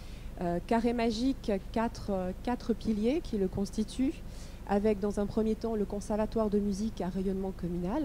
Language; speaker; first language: French; native; French